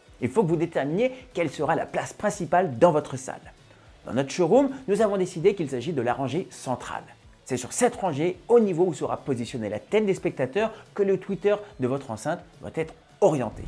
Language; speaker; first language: French; native; French